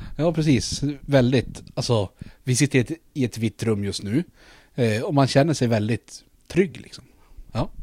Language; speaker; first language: Swedish; native; Swedish